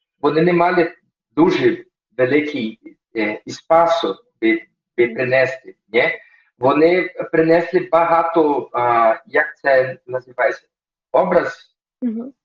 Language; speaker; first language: Ukrainian; early bilingual, heritage; Portuguese